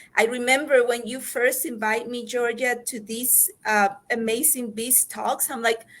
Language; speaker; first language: English; non-native, fluent; Spanish